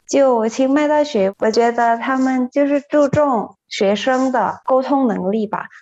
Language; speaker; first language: Chinese; non-native, fluent; Thai